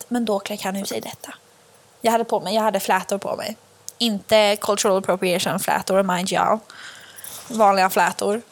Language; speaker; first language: Swedish; early bilingual, other home language; Albanian